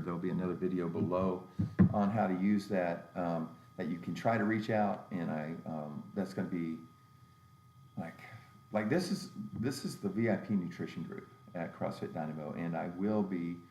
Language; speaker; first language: English; native; English